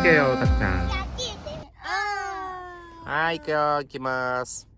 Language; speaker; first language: Japanese; non-native, learner; Chinese